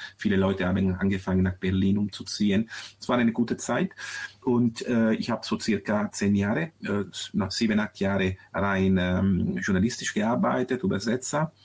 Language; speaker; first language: German; non-native, fluent; Italian